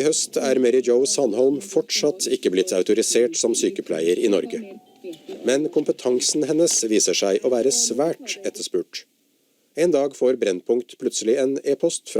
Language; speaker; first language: Norwegian; native; Norwegian